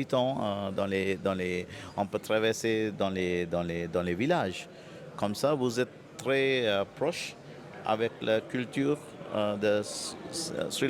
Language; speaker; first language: French; non-native, fluent; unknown